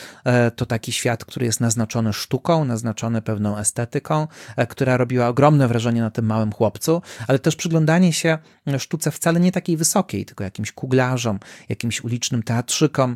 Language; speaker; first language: Polish; native; Polish